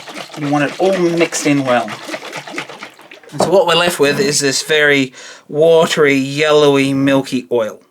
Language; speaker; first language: English; native; English